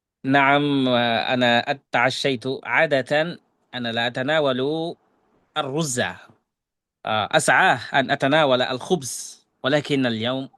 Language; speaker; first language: Arabic; non-native, fluent; Bangla